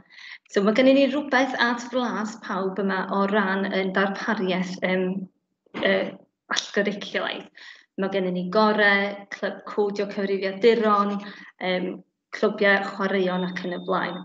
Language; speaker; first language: Welsh; native; Welsh